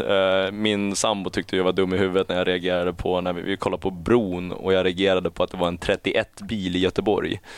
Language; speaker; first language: Swedish; early bilingual, other home language; Chinese